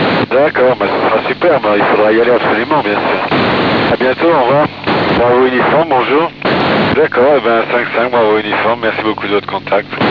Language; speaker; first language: French; native; French